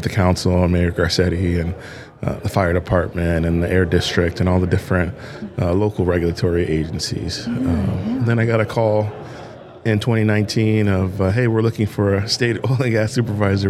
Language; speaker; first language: English; native; English